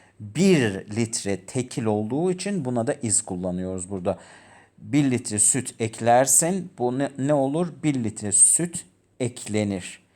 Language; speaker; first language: Turkish; native; Turkish